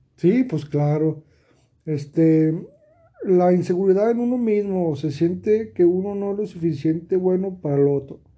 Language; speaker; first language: Spanish; native; Spanish